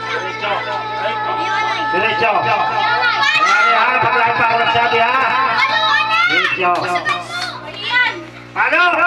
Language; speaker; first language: Filipino; non-native, local second language; Bikol